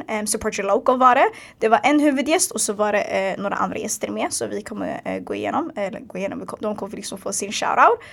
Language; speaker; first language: Swedish; early bilingual, other home language; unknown